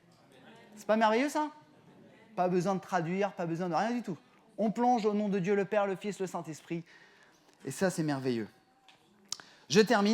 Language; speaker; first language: French; native; French